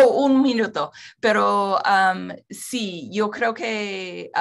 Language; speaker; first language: Spanish; non-native, fluent; English